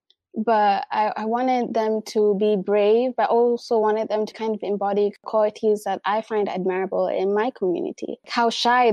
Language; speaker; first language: English; non-native, local second language; Swahili